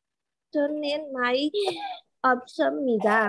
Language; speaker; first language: Korean; non-native, learner; Burmese